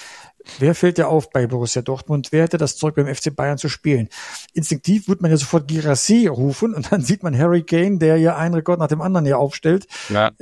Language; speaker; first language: German; native; German